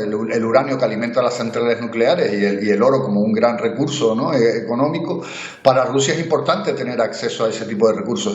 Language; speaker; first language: Spanish; native; Spanish